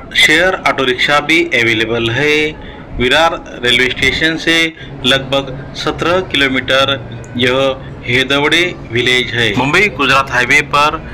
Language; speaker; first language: Hindi; non-native, local second language; Marathi